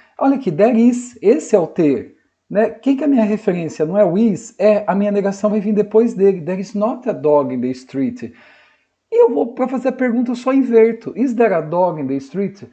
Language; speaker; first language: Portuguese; native; Portuguese